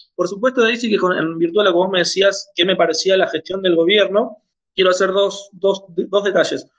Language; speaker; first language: Spanish; native; Spanish